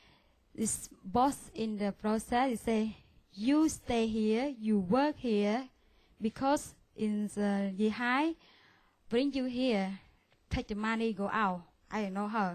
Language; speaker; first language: English; non-native, learner; Vietnamese